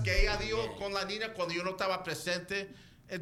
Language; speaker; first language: Spanish; early bilingual, heritage; Spanish